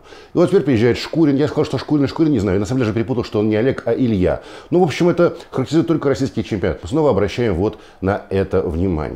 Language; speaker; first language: Russian; native; Russian